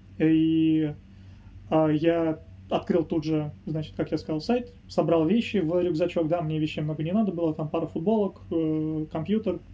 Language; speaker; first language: Russian; native; Russian